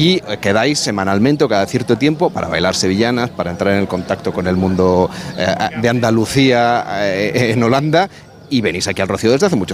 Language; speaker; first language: Spanish; native; Spanish